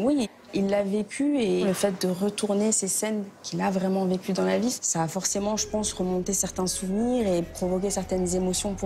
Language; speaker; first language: French; native; French